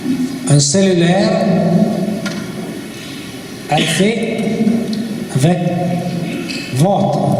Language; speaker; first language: French; non-native, learner; Italian